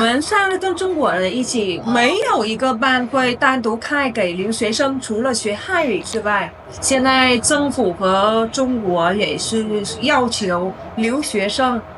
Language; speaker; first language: Chinese; non-native, fluent; Vietnamese